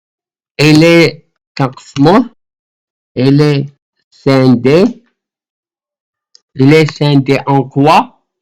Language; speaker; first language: French; non-native, local second language; Arabic